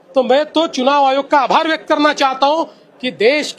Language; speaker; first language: Hindi; non-native, local second language; Marathi